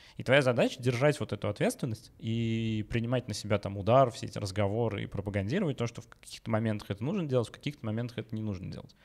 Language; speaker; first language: Russian; native; Russian